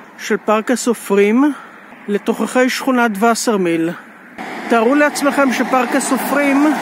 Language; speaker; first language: Hebrew; native; Hebrew